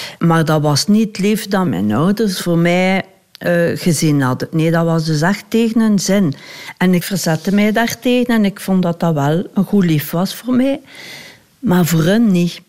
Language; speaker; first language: Dutch; native; Dutch